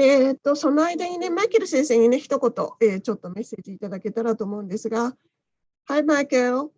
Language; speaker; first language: Japanese; native; Japanese